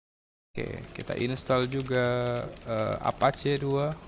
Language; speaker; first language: Indonesian; native; Indonesian